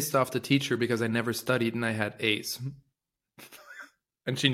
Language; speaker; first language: English; non-native, fluent; French